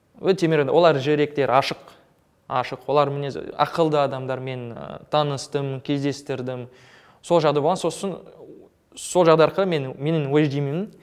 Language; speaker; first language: Kazakh; non-native, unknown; French